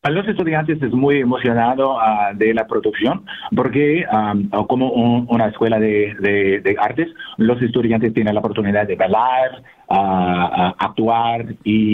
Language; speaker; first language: Spanish; non-native, learner; English